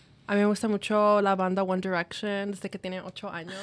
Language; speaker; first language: Spanish; early bilingual, heritage; Spanish